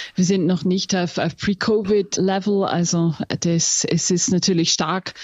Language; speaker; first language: German; non-native, fluent; English